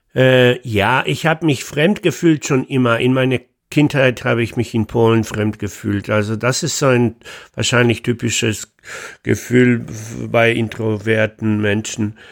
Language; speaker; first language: German; non-native, fluent; Polish